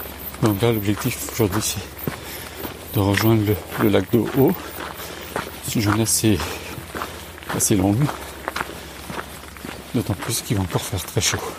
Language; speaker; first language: French; native; French